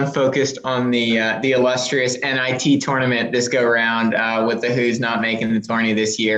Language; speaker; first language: English; native; English